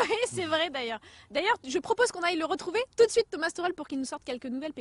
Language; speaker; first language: French; native; French